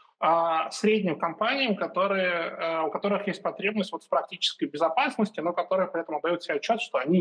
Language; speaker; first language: Russian; native; Russian